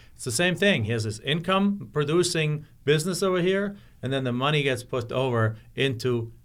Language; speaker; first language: English; non-native, fluent; German